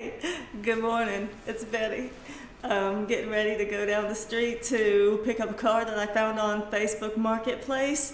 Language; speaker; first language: English; native; English